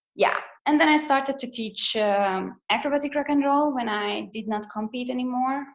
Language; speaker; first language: English; non-native, fluent; Hungarian